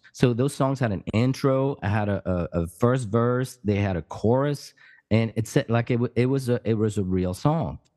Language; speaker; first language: English; non-native, fluent; French